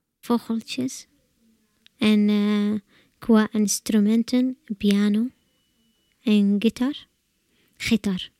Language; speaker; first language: Dutch; non-native, learner; Arabic